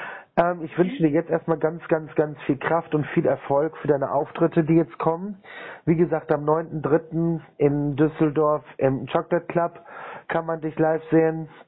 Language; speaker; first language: German; native; German